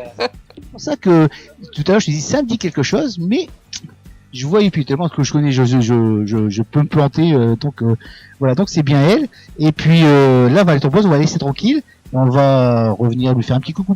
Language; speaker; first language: French; native; French